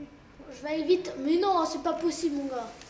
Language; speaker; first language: French; native; French